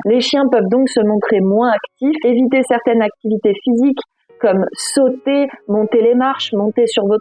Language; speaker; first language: French; native; French